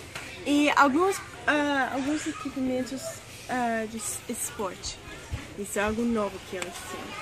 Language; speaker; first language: Portuguese; non-native, learner; English